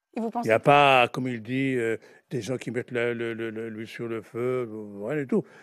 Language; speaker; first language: French; non-native, local second language; Arabic